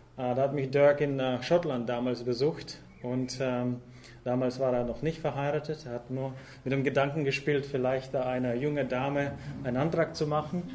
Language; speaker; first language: German; non-native, fluent; Russian